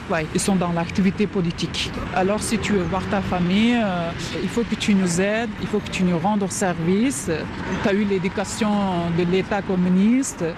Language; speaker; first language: French; non-native, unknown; Uyghur